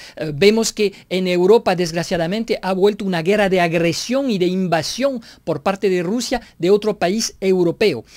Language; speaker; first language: Spanish; non-native, fluent; French